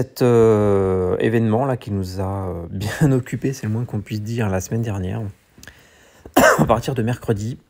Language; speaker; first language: French; native; French